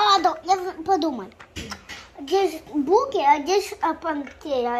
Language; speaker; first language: Russian; early bilingual, heritage; Russian